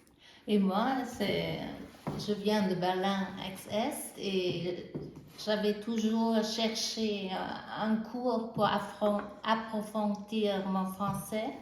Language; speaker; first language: French; non-native, fluent; German